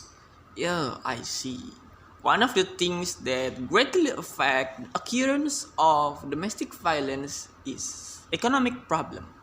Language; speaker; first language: English; non-native, learner; Indonesian